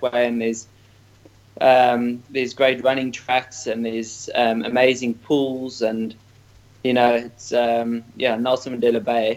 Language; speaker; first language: English; native; English